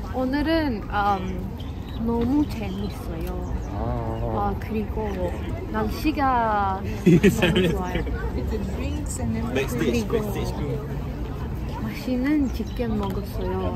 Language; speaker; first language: Korean; non-native, learner; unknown